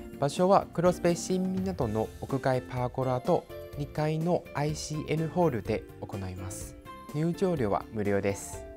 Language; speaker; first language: Japanese; non-native, fluent; Chinese